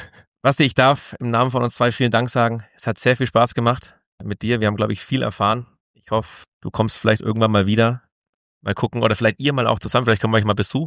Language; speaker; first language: German; native; German